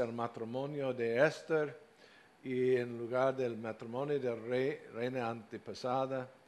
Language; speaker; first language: Spanish; non-native, fluent; English